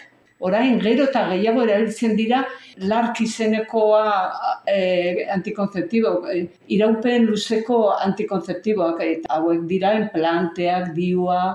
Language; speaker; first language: Basque; non-native, local second language; Spanish